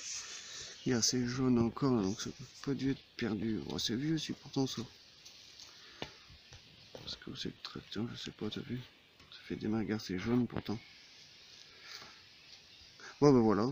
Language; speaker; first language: French; native; French